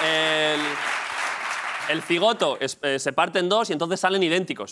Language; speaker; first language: Spanish; native; Spanish